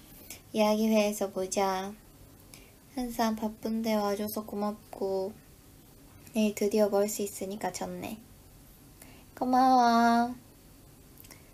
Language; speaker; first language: Korean; non-native, fluent; Japanese